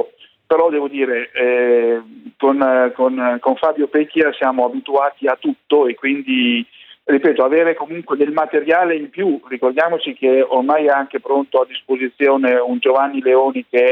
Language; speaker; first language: Italian; native; Italian